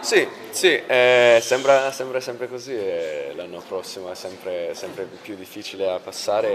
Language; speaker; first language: Italian; non-native, fluent; English